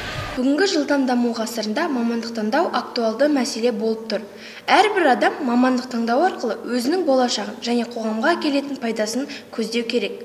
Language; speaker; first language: Kazakh; native; Kazakh